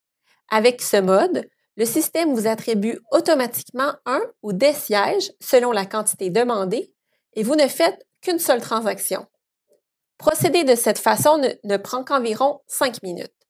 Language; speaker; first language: French; native; French